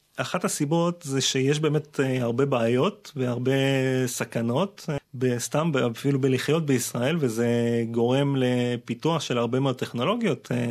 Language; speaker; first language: Hebrew; non-native, fluent; Russian